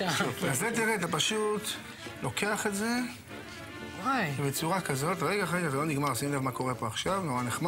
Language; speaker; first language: Hebrew; native; Hebrew